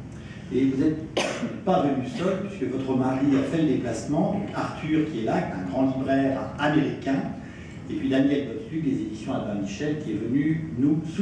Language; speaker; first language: French; native; French